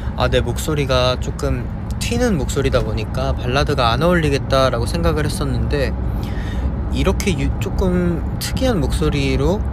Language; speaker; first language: Korean; early bilingual, heritage; Korean